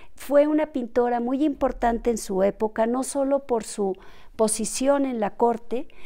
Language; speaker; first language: Spanish; native; Spanish